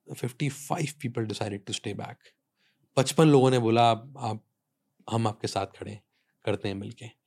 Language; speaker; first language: Hindi; native; Hindi